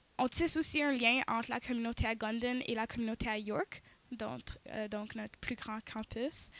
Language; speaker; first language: French; native; French